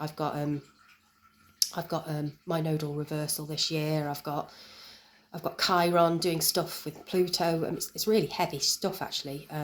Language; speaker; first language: English; native; English